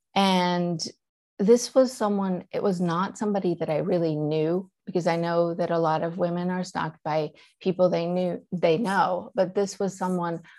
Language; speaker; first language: English; early bilingual, other home language; Persian